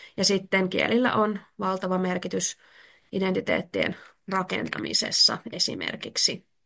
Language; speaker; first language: Finnish; native; Finnish